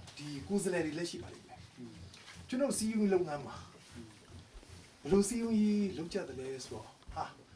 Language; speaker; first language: Burmese; non-native, local second language; Tedim Chin